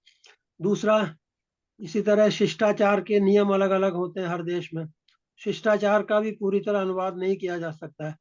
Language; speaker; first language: Hindi; native; Hindi